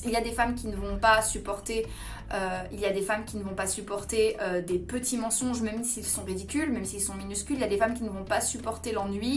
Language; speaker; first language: French; native; French